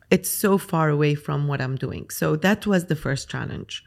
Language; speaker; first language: English; non-native, fluent; Arabic